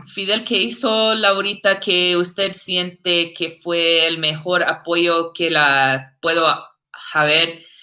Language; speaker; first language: Spanish; non-native, learner; English